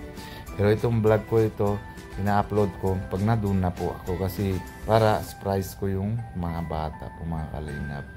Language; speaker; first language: Filipino; non-native, learner; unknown